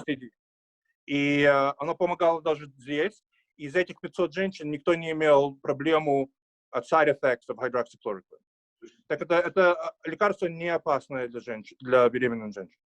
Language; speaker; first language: Russian; early bilingual, heritage; Russian